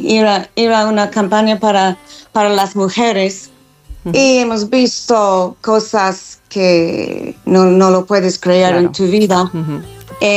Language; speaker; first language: Spanish; non-native, fluent; English